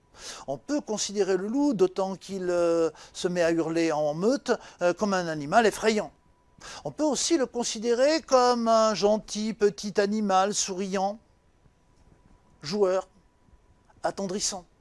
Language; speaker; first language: French; native; French